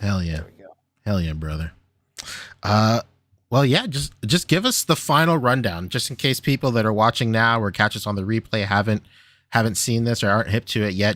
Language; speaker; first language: English; native; English